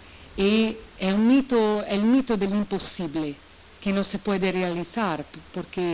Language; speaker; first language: Spanish; non-native, learner; Italian